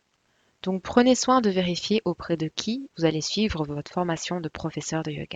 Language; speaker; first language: French; native; French